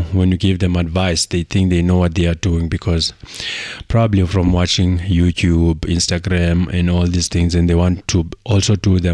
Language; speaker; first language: English; non-native, local second language; Xhosa